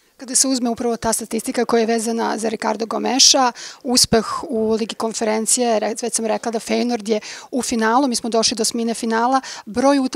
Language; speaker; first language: Serbian; native; Serbian